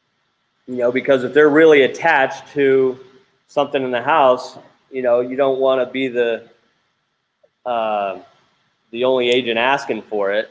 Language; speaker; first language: English; native; English